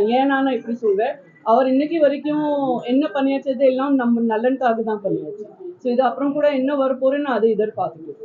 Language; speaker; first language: Tamil; non-native, local second language; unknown